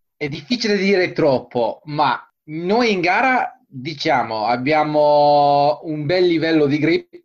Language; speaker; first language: Italian; non-native, fluent; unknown